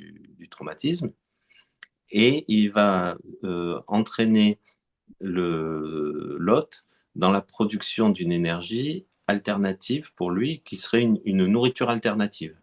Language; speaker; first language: French; native; French